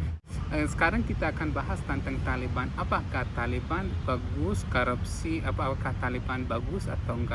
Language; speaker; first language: Indonesian; non-native, fluent; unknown